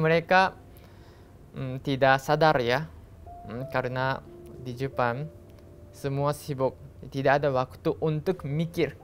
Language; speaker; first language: Indonesian; non-native, learner; Japanese